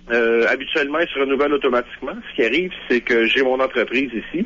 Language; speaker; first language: French; native; French